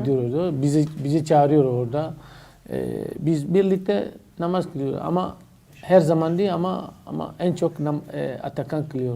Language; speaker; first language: Turkish; non-native, learner; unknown